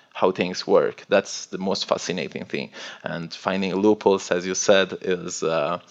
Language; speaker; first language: English; non-native, fluent; Italian